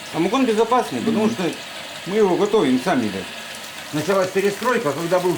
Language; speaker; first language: Russian; native; Russian